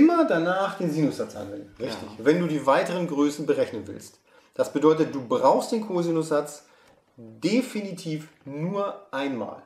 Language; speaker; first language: German; native; German